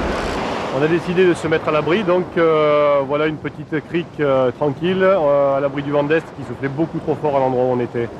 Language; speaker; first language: French; native; French